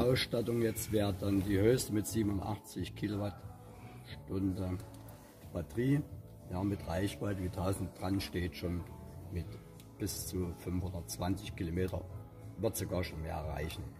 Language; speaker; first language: German; native; German